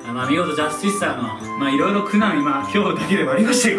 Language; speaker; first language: Japanese; native; Japanese